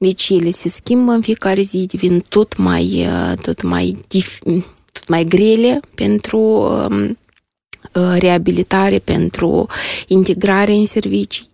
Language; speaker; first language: Romanian; native; Romanian